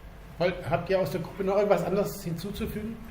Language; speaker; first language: German; native; German